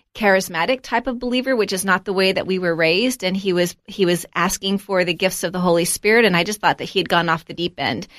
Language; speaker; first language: English; native; English